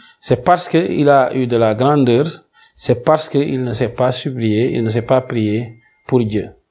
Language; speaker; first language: French; non-native, local second language; Wolof